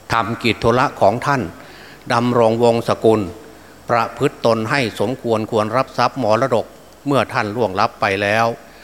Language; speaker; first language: Thai; native; Thai